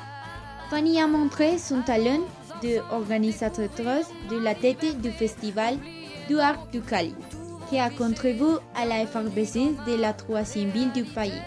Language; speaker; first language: French; non-native, learner; Spanish